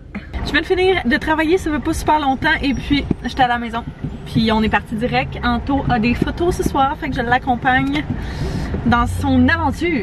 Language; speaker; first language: French; native; French